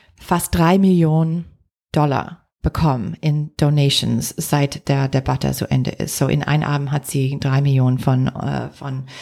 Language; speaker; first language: German; non-native, fluent; English